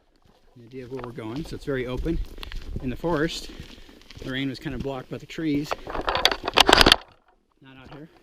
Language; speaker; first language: English; native; English